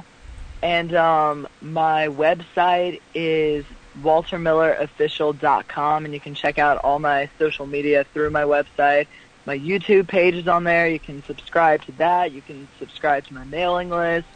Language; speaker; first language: English; native; English